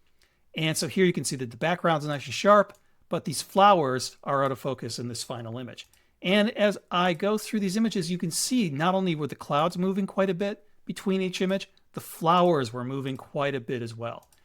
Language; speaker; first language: English; native; English